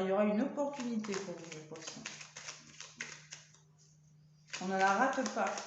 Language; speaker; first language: French; native; French